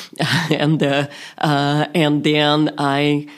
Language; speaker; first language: English; non-native, fluent; Portuguese